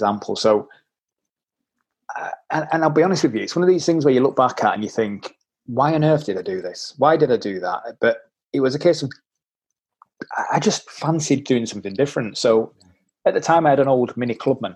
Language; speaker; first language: English; native; English